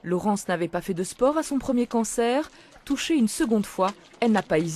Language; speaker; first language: French; native; French